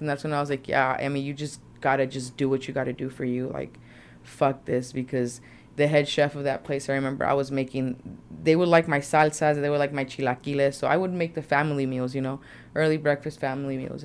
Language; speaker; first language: English; early bilingual, other home language; Spanish